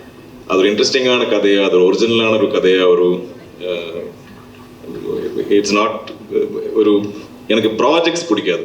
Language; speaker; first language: Tamil; non-native, local second language; Malayalam